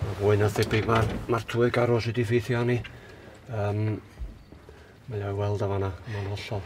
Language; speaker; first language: Welsh; native; Welsh